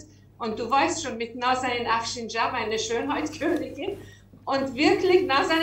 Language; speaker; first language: German; non-native, learner; Persian